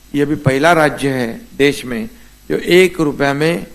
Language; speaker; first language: Hindi; non-native, local second language; Marathi